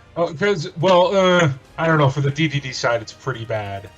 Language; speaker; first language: English; native; English